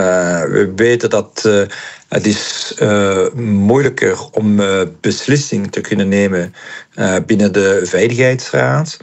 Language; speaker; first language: Dutch; non-native, local second language; French